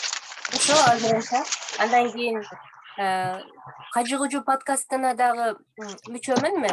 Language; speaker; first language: Kyrgyz; native; Kyrgyz